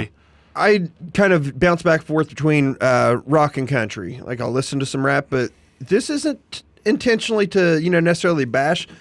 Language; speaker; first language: English; native; English